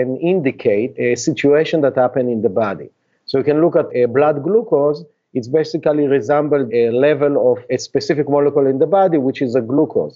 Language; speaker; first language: English; non-native, fluent; Hebrew